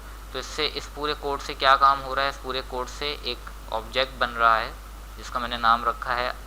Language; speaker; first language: Hindi; native; Hindi